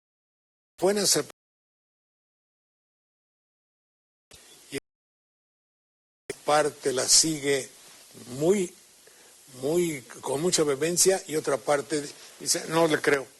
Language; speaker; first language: Spanish; native; Spanish